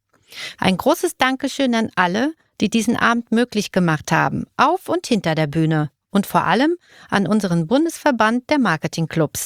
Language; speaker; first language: German; native; German